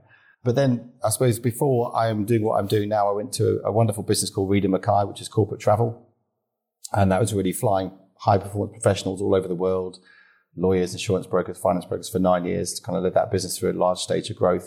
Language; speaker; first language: English; native; English